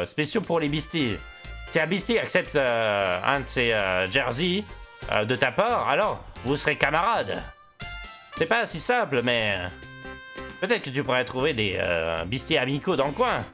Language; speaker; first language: French; native; French